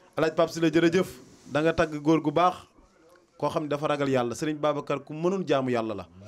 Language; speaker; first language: Wolof; native; Wolof